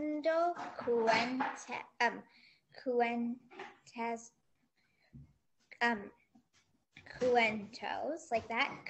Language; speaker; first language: Spanish; non-native, learner; English